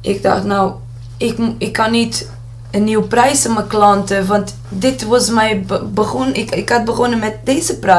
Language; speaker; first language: Dutch; non-native, learner; Portuguese